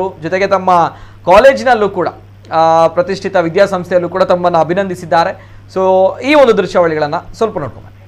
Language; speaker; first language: Kannada; native; Kannada